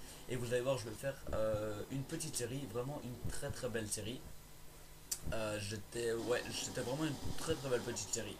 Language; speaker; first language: French; native; French